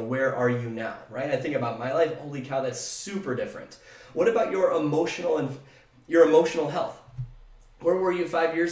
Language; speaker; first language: English; native; English